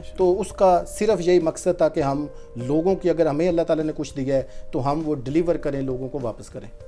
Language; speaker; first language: Hindi; non-native, local second language; Punjabi